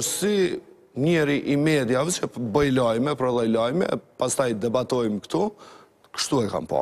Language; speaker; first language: Albanian; native; Albanian